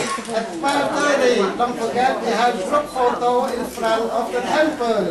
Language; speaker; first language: English; non-native, fluent; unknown